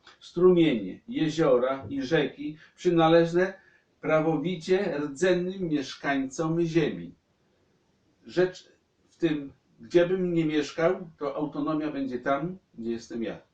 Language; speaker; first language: Polish; native; Polish